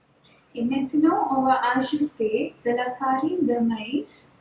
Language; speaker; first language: French; non-native, fluent; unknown